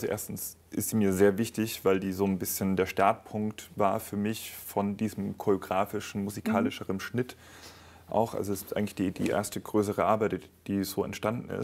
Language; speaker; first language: German; native; German